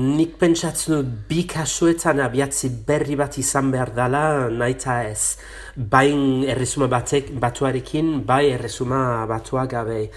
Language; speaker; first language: Basque; non-native, fluent; English